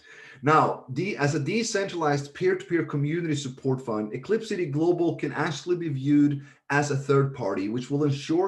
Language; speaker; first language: English; non-native, fluent; Swedish